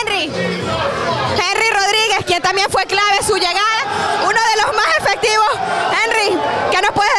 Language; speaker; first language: Spanish; native; Spanish